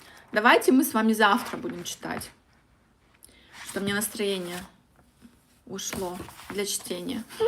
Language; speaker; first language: Russian; native; Russian